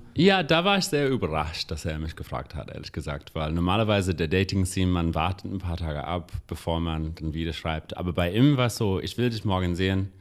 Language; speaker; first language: German; non-native, fluent; English